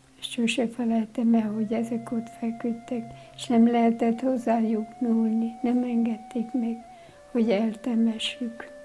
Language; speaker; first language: Hungarian; non-native, local second language; German